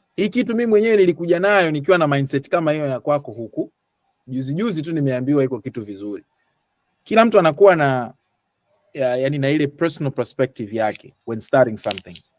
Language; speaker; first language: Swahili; native; Swahili